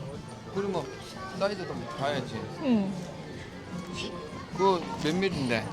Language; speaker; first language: Korean; non-native, learner; Filipino